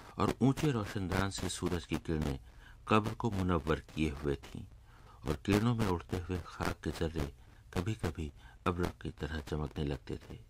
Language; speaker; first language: Urdu; native; Urdu